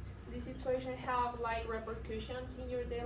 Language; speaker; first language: English; non-native, learner; Spanish